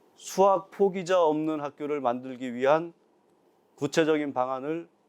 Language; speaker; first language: Korean; native; Korean